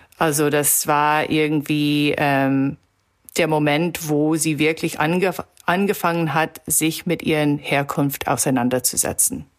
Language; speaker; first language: German; early bilingual, heritage; German